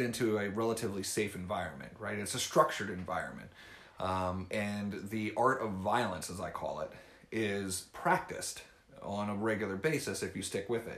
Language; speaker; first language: English; native; English